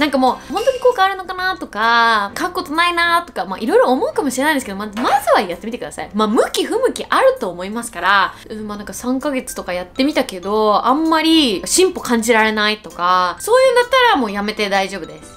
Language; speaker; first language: Japanese; native; Japanese